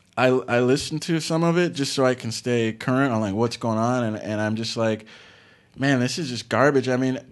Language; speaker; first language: English; native; English